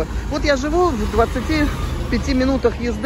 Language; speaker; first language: Russian; native; Russian